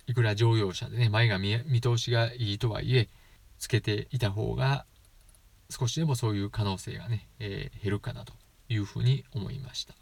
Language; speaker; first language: Japanese; native; Japanese